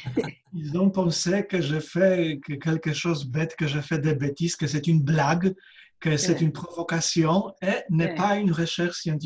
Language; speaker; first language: French; non-native, fluent; Polish